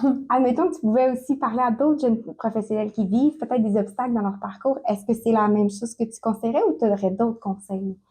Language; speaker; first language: French; native; French